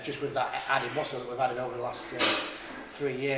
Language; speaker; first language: English; native; English